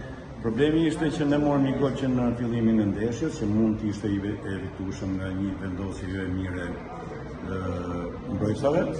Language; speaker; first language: Albanian; native; Albanian